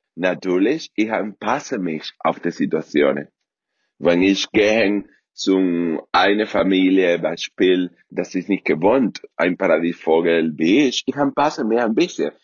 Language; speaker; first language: German; non-native, fluent; Spanish